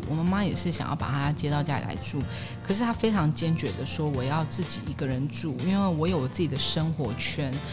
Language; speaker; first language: Chinese; native; Chinese